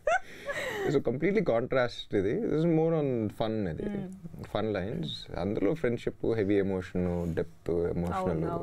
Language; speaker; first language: Telugu; native; Telugu